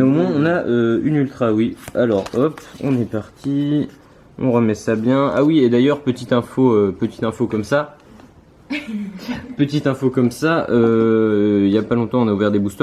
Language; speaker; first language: French; native; French